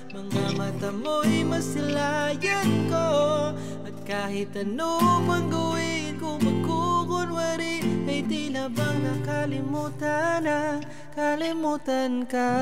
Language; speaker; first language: Filipino; native; Filipino